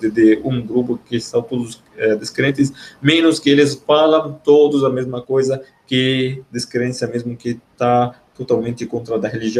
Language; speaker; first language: Portuguese; non-native, fluent; Arabic